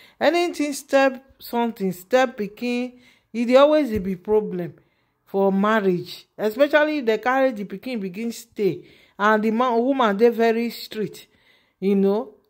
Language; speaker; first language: Nigerian Pidgin; native; Nigerian Pidgin